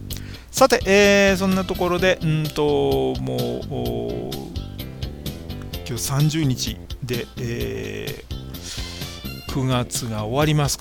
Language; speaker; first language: Japanese; native; Japanese